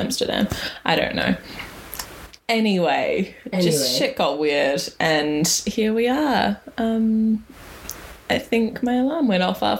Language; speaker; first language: English; native; English